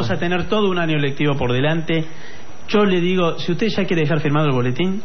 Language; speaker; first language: Spanish; native; Spanish